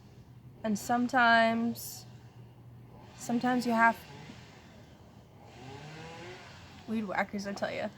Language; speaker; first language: English; native; English